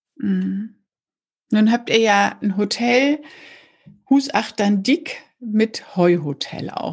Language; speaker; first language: German; native; German